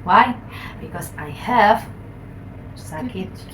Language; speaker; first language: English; non-native, learner; Indonesian